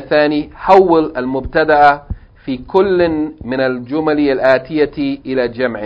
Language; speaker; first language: Arabic; non-native, fluent; English